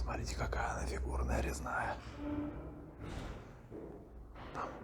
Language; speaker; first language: Russian; native; Russian